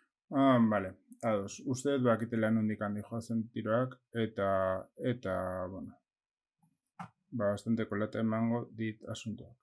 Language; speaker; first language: Basque; non-native, local second language; Spanish